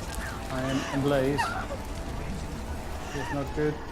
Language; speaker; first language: English; non-native, fluent; Dutch